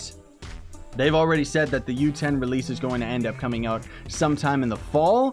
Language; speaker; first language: English; native; English